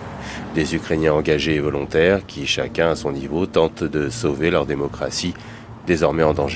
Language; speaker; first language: French; native; French